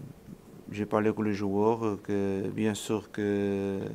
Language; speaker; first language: French; non-native, fluent; Portuguese